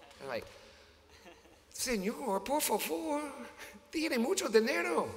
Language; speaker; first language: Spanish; non-native, learner; English